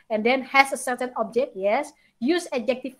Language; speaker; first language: English; non-native, learner; Indonesian